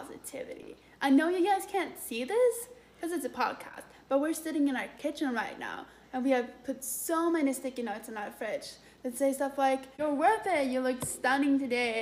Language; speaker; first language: English; non-native, fluent; Swedish